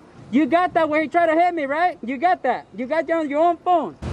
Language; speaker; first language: English; early bilingual, other home language; Spanish